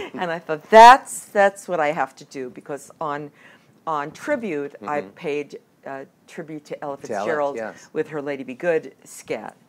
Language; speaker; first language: English; native; English